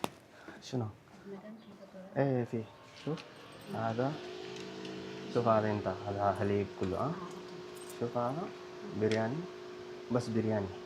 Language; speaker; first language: Arabic; non-native, learner; Telugu